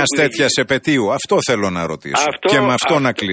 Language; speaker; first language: Greek; native; Greek